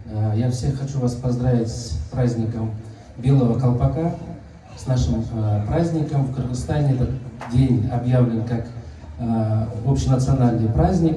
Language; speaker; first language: Russian; non-native, local second language; Kyrgyz